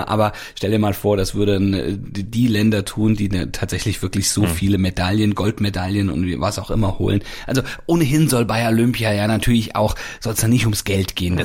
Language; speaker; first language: German; native; German